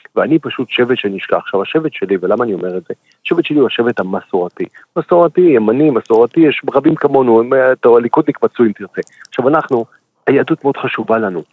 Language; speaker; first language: Hebrew; native; Hebrew